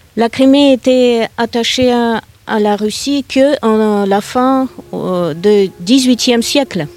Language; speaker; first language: French; non-native, fluent; Russian